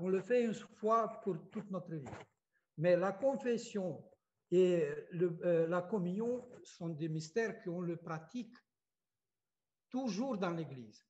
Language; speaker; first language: French; non-native, fluent; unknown